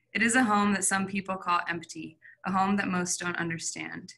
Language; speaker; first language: English; native; English